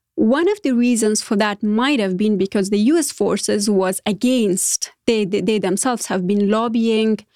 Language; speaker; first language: English; non-native, fluent; Persian